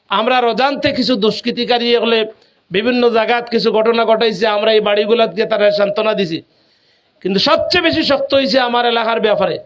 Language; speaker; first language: Bangla; native; Bangla